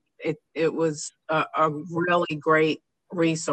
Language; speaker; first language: English; native; English